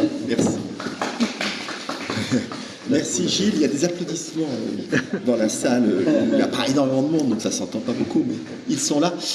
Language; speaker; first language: French; native; French